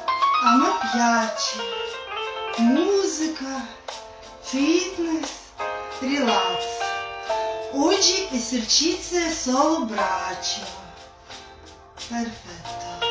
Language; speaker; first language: Italian; non-native, learner; Russian